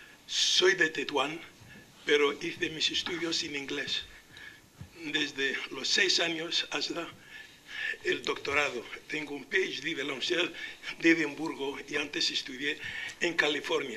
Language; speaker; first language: Spanish; non-native, local second language; Arabic